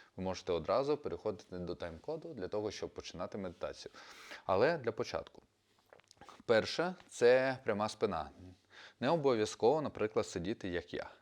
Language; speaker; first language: Ukrainian; non-native, local second language; Russian